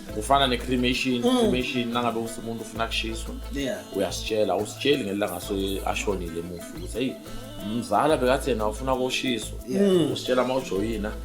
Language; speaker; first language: Zulu; non-native, local second language; Swati